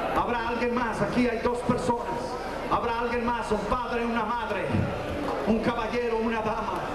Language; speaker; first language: Spanish; non-native, fluent; Portuguese